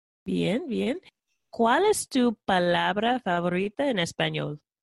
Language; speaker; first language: Spanish; non-native, fluent; English